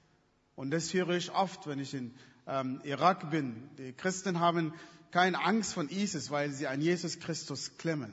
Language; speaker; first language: German; non-native, fluent; Arabic